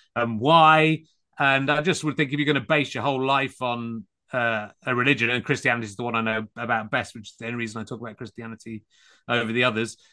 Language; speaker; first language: English; native; English